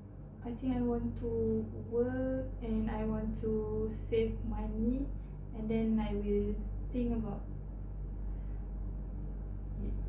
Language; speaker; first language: English; non-native, learner; Malay